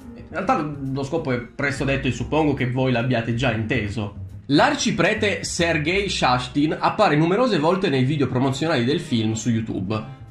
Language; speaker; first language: Italian; early bilingual, other home language; Romanian